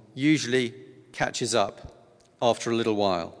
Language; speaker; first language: English; native; English